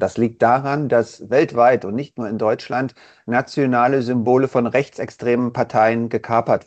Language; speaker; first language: German; native; German